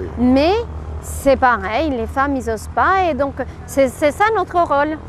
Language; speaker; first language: French; non-native, fluent; Spanish